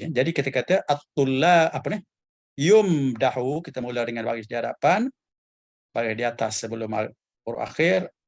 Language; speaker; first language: Malay; native; Malay